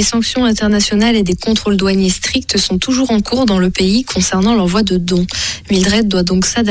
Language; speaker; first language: French; native; French